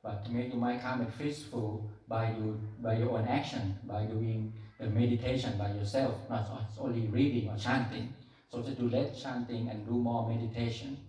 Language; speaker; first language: English; non-native, learner; Thai